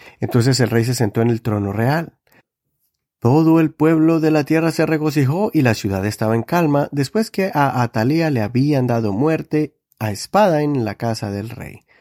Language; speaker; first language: Spanish; native; Spanish